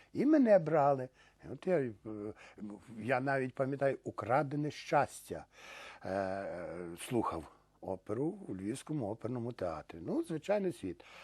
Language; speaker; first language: Ukrainian; native; Ukrainian